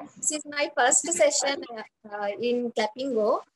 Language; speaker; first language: English; non-native, local second language; Telugu